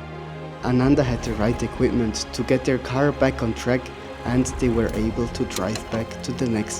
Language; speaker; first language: English; non-native, fluent; German